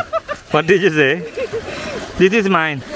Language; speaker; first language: English; non-native, learner; Korean